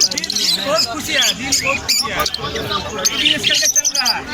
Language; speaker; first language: Hindi; non-native, local second language; Bangla